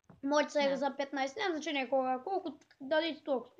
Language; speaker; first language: Bulgarian; native; Bulgarian